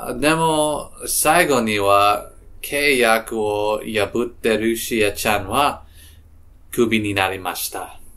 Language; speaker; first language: Japanese; non-native, learner; English